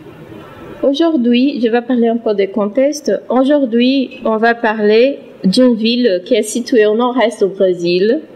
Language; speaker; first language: French; non-native, learner; Portuguese